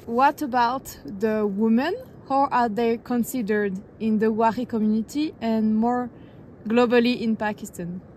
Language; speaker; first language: English; non-native, fluent; French